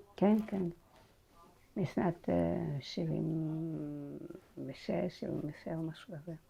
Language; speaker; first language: Hebrew; non-native, fluent; Arabic